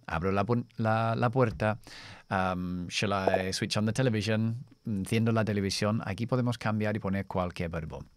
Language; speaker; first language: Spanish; non-native, fluent; English